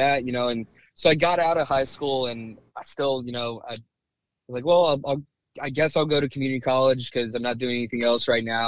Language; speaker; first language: English; native; English